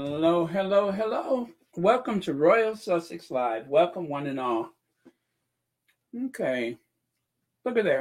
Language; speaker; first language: English; native; English